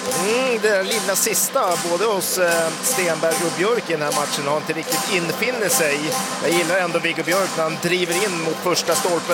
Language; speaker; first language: Swedish; native; Swedish